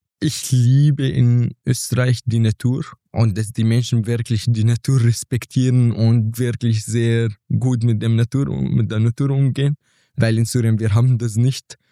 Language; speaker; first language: German; non-native, fluent; Arabic